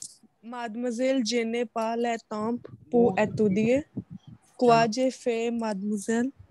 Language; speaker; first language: French; non-native, learner; Hindi